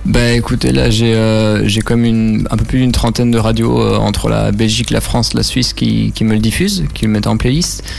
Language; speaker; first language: French; native; French